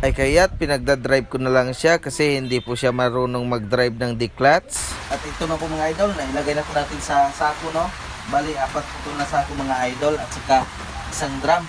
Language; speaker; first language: Filipino; native; Filipino